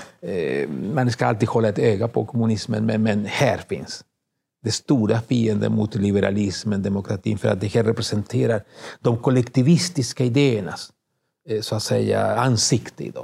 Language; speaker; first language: Swedish; non-native, fluent; Spanish